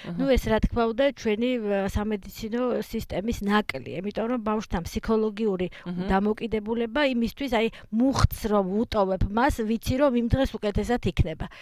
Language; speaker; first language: Georgian; native; Georgian